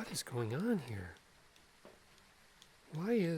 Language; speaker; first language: English; native; English